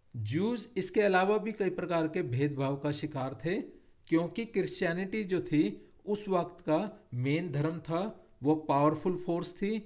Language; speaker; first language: Hindi; native; Hindi